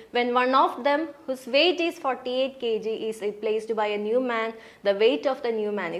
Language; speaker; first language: English; non-native, local second language; Malayalam